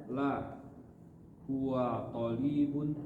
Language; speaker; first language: Arabic; non-native, learner; Indonesian